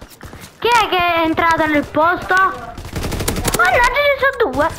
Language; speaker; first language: Italian; native; Italian